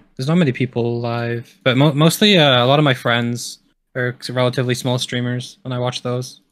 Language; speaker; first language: English; native; English